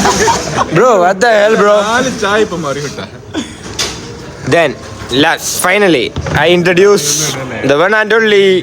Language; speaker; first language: English; non-native, local second language; Malayalam